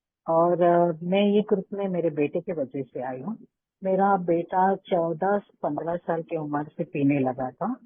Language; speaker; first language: Hindi; non-native, local second language; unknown